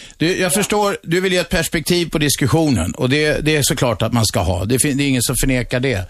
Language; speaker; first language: Swedish; native; Swedish